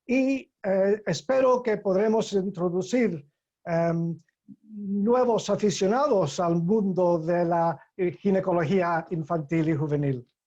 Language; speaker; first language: Spanish; non-native, fluent; English